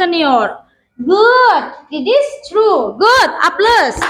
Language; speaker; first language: English; non-native, learner; Indonesian